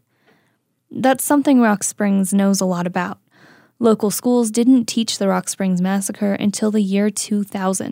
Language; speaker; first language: English; native; English